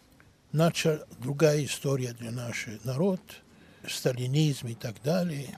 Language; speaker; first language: Russian; non-native, learner; Greek